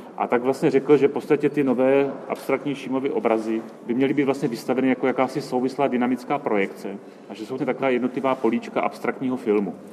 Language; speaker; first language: Czech; native; Czech